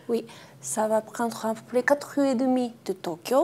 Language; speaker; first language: French; non-native, fluent; Japanese